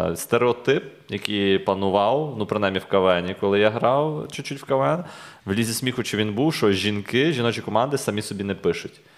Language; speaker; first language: Ukrainian; native; Ukrainian